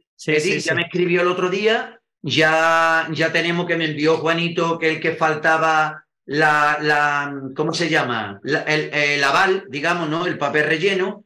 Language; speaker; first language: Spanish; native; Spanish